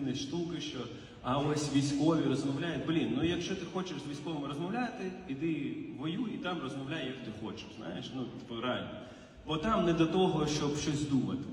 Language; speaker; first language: Ukrainian; non-native, local second language; Russian